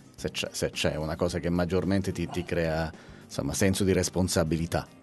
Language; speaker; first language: Italian; native; Italian